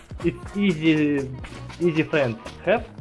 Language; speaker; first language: English; non-native, learner; Russian